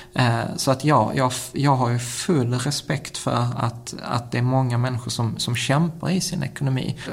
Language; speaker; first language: Swedish; early bilingual, other home language; Czech